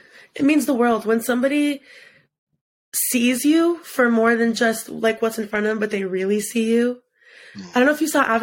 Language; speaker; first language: English; native; English